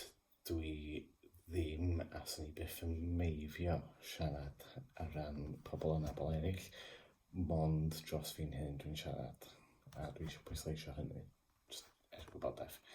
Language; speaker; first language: Welsh; non-native, local second language; English